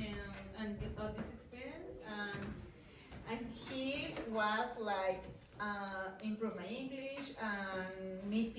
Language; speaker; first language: English; non-native, learner; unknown